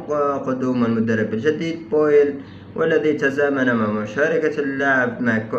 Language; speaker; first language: Arabic; native; Arabic